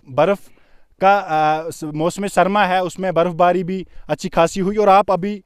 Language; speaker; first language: Hindi; non-native, local second language; Kashmiri